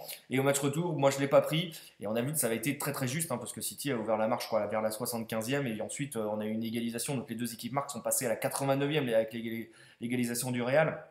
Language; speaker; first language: French; native; French